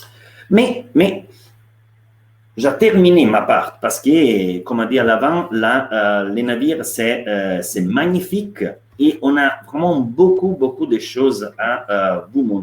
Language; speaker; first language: French; non-native, fluent; Italian